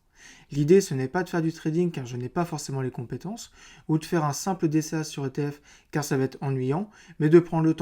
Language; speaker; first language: French; native; French